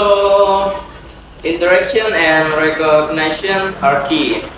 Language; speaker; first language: English; non-native, learner; Indonesian